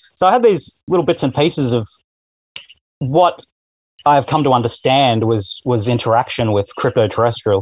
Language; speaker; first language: English; native; English